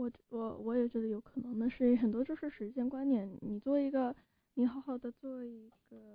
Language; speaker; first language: Chinese; early bilingual, heritage; Chinese